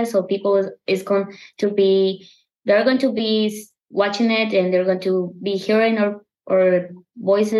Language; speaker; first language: English; non-native, learner; Spanish